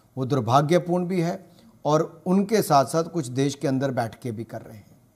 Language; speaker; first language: Hindi; native; Hindi